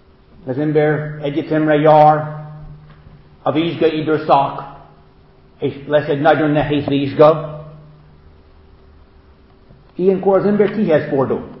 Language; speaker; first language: Hungarian; non-native, fluent; English